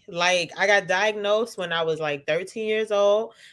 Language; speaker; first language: English; native; English